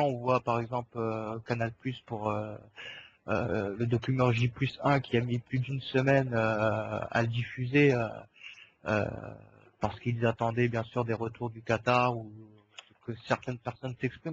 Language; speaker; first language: French; native; French